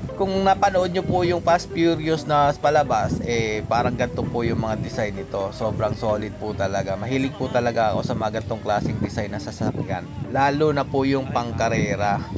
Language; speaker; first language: Filipino; non-native, local second language; Cebuano